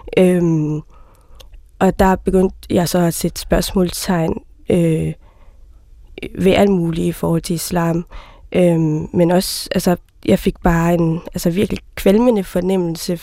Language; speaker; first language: Danish; early bilingual, other home language; Somali